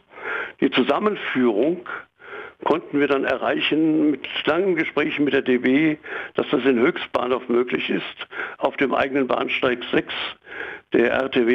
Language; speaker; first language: German; native; German